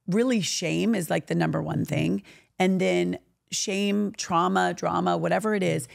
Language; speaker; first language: English; native; English